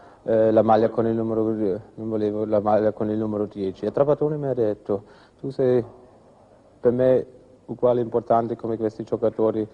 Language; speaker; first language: Italian; non-native, fluent; German